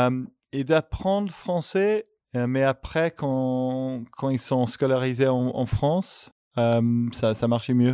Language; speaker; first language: French; non-native, fluent; English